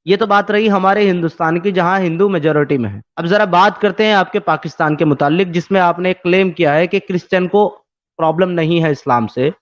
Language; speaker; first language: Hindi; native; Hindi